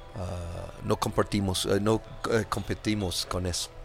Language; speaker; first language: Spanish; non-native, fluent; English